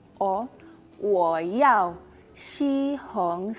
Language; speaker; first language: Chinese; non-native, fluent; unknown